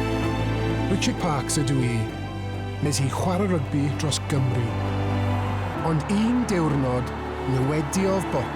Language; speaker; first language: Welsh; non-native, local second language; English